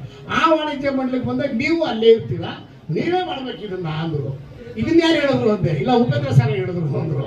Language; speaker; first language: Kannada; native; Kannada